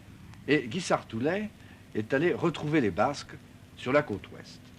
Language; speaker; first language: French; native; French